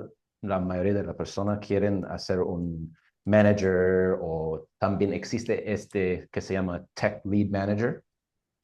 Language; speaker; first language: Spanish; non-native, fluent; English